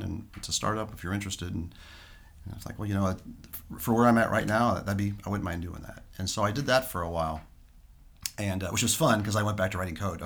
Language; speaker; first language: English; native; English